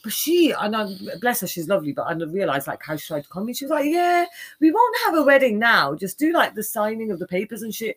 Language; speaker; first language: English; native; English